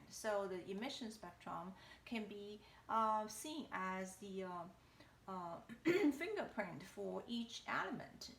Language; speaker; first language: English; non-native, fluent; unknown